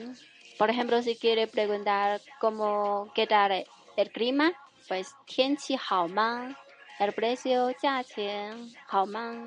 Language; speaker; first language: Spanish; non-native, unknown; Chinese